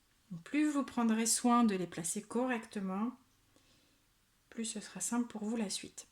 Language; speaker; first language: French; native; French